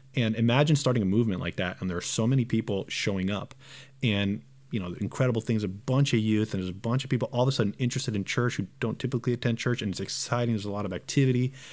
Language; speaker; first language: English; early bilingual, other home language; Romanian